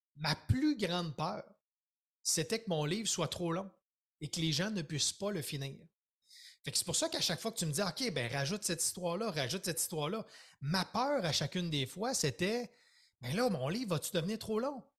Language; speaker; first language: French; native; French